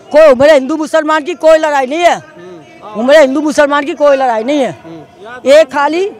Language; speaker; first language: Hindi; non-native, local second language; Gujarati